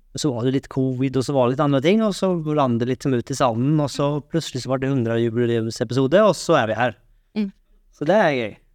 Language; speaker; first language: Swedish; non-native, fluent; Norwegian